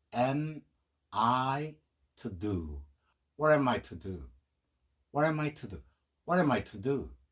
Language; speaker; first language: English; non-native, fluent; Korean